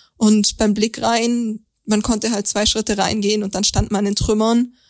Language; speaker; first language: German; native; German